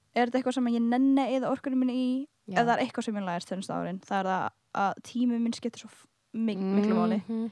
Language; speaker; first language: Icelandic; early bilingual, other home language; Filipino